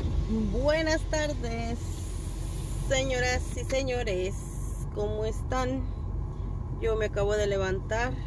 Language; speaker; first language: Spanish; native; Spanish